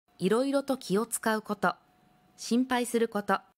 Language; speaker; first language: Japanese; native; Japanese